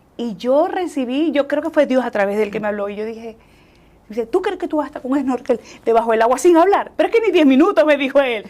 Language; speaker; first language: Spanish; native; Spanish